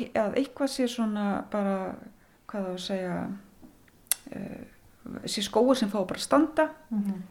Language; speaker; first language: Icelandic; native; Icelandic